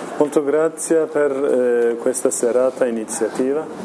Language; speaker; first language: Italian; non-native, learner; Kurdish